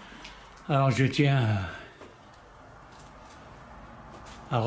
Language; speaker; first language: French; native; French